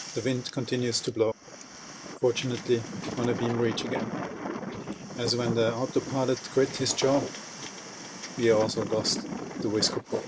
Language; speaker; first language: English; non-native, fluent; German